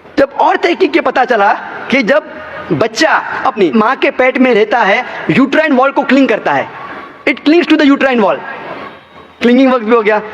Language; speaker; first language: Hindi; non-native, local second language; Konkani